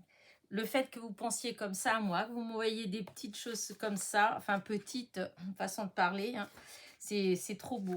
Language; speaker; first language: French; native; French